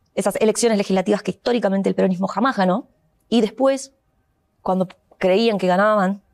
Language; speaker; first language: Spanish; native; Spanish